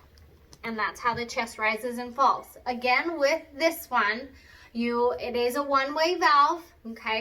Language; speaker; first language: English; native; English